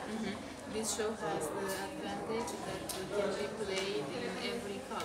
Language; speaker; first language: English; non-native, fluent; Romanian